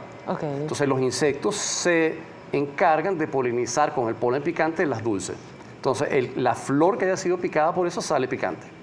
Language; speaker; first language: Spanish; native; Spanish